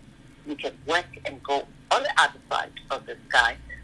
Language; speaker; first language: English; non-native, local second language; Zulu